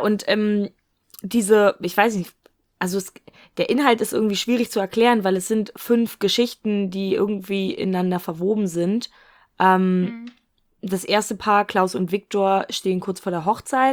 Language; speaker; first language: German; native; German